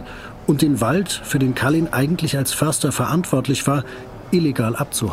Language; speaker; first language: German; native; German